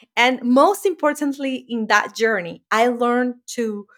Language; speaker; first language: English; non-native, fluent; Spanish